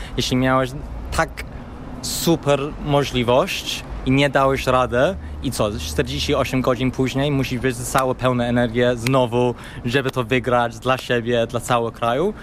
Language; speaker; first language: Polish; non-native, learner; English